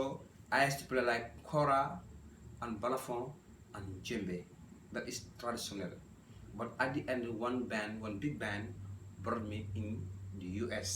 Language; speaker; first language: English; non-native, learner; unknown